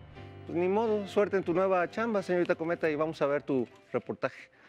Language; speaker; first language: Spanish; native; Spanish